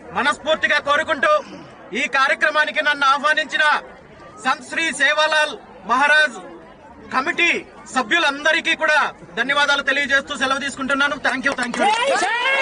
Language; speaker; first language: Telugu; native; Telugu